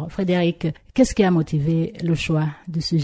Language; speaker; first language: French; non-native, local second language; Rundi